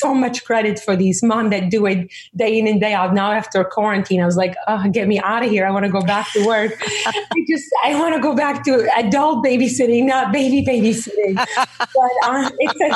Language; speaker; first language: English; early bilingual, other home language; Arabic